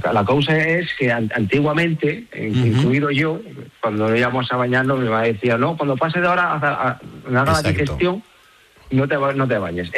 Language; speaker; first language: Spanish; native; Spanish